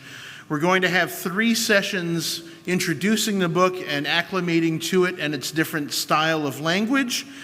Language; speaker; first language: English; native; English